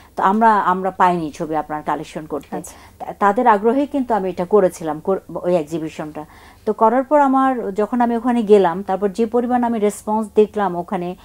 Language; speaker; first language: Bangla; non-native, local second language; Chakma